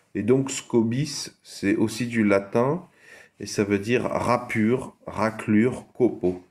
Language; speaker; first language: French; native; French